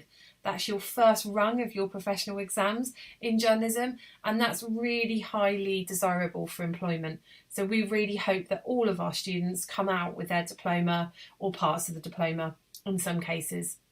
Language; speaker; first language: English; native; English